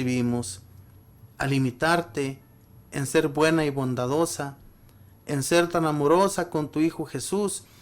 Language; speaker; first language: Spanish; native; Spanish